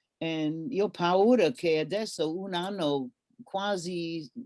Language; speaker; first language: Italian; non-native, learner; English